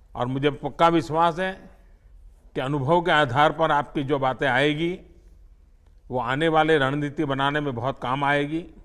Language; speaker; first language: Hindi; non-native, local second language; Gujarati